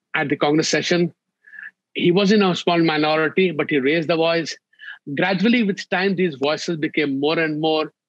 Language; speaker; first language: English; non-native, local second language; Hindi